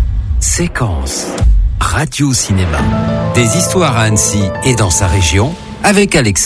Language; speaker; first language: French; native; French